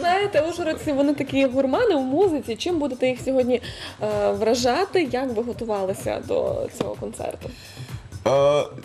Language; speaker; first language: Ukrainian; native; Ukrainian